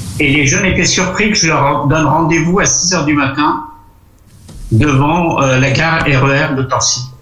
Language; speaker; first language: French; non-native, local second language; Arabic